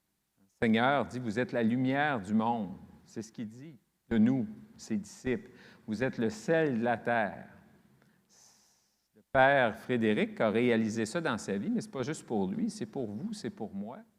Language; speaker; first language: French; native; French